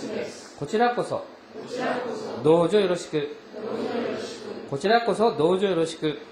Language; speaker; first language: Japanese; non-native, fluent; Korean